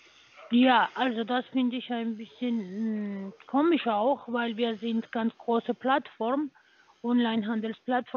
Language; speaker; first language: German; non-native, learner; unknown